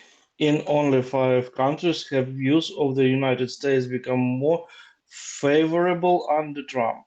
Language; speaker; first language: English; non-native, learner; Ukrainian